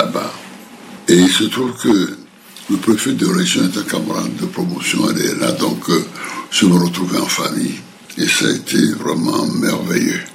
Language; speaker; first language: French; non-native, local second language; Fon